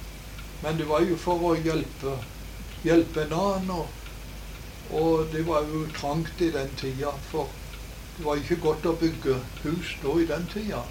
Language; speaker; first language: Norwegian; native; Norwegian